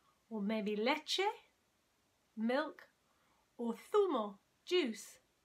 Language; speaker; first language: English; native; English